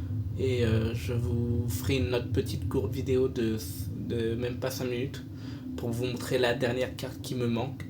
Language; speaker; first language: French; native; French